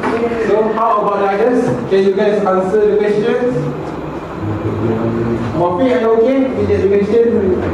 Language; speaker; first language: English; non-native, fluent; Malay